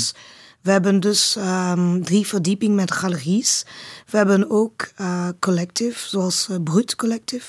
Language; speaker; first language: Dutch; non-native, learner; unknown